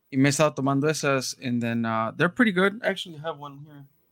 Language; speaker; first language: English; early bilingual, other home language; Spanish